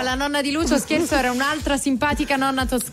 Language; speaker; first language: Italian; native; Italian